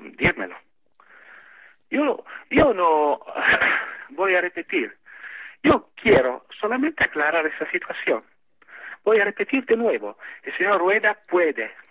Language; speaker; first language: Spanish; non-native, fluent; Italian